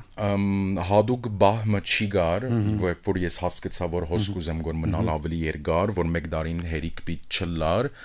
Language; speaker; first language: Armenian; early bilingual, heritage; Armenian